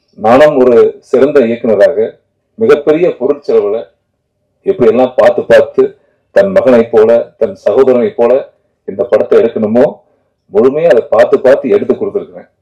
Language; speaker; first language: Tamil; native; Tamil